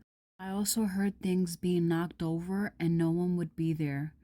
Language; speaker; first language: English; native; English